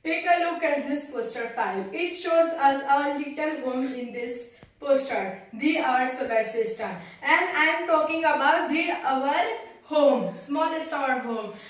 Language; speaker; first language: English; non-native, local second language; Hindi